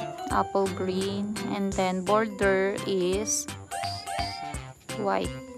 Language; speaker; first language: English; non-native, local second language; Filipino